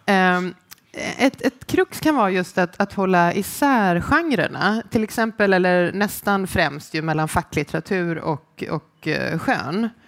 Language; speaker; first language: Swedish; native; Swedish